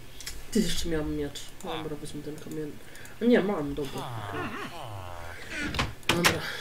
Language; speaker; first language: Polish; native; Polish